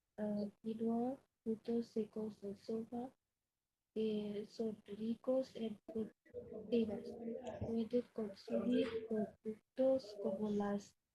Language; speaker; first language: Spanish; non-native, learner; Bangla